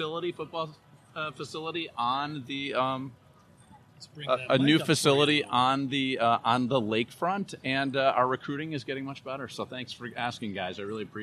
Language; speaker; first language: English; native; English